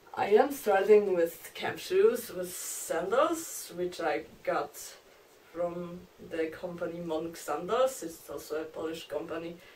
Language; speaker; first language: English; non-native, fluent; Polish